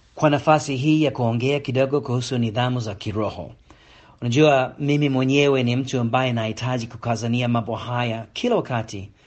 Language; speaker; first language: Swahili; non-native, fluent; English